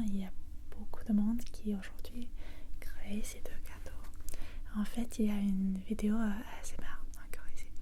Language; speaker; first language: French; non-native, fluent; English